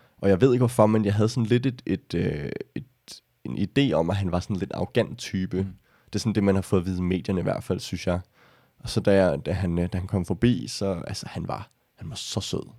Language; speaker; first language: Danish; native; Danish